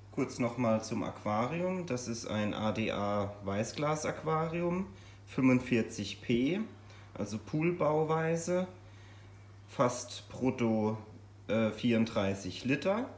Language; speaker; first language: German; native; German